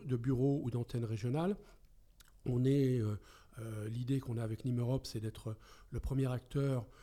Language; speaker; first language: French; native; French